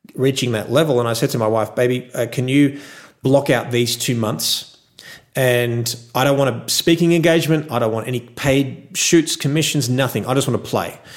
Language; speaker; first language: English; native; English